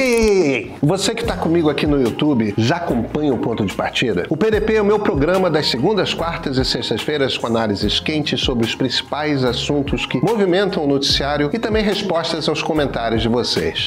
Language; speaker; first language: Portuguese; native; Portuguese